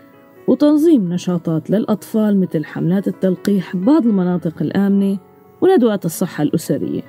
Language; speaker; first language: Arabic; native; Arabic